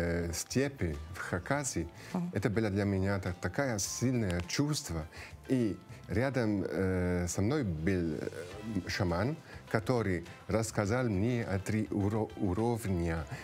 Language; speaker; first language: Russian; non-native, fluent; Italian